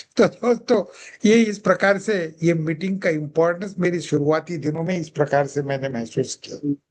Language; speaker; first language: Hindi; non-native, local second language; Marathi